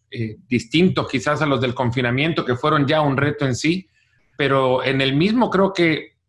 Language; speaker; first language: Spanish; native; Spanish